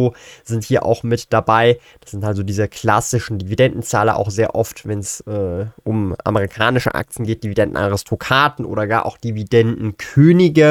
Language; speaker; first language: German; native; German